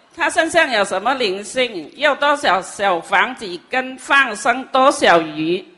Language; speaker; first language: Chinese; non-native, local second language; Cantonese